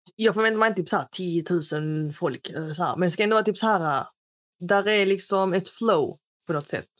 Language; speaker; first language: Swedish; non-native, fluent; Arabic